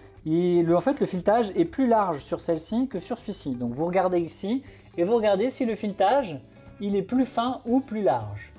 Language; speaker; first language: French; native; French